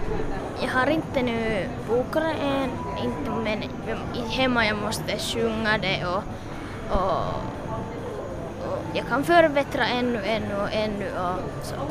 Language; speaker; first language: Swedish; non-native, local second language; Finnish